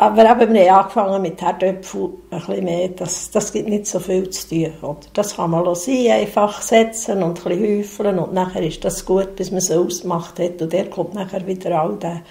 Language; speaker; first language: German; native; German